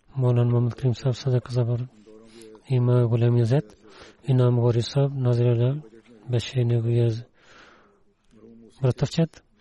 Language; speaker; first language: Bulgarian; non-native, learner; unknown